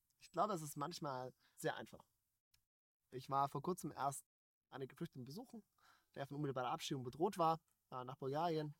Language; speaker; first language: German; native; German